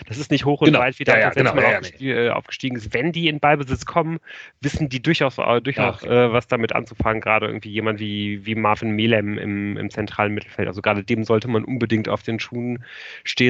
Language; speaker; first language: German; native; German